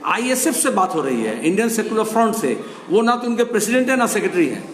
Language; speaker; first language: Hindi; non-native, local second language; Bangla